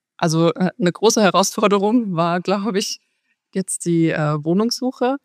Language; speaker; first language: German; native; German